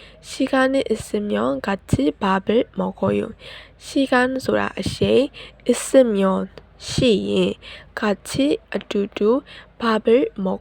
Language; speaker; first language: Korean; non-native, fluent; Burmese